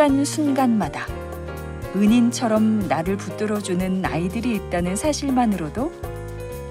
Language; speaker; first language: Korean; native; Korean